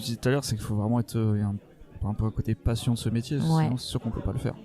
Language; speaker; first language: French; native; French